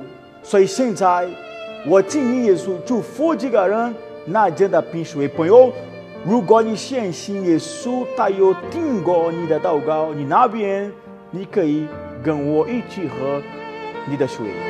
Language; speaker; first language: Chinese; non-native, learner; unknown